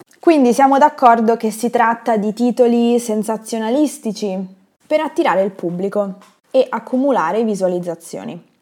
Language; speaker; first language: Italian; native; Italian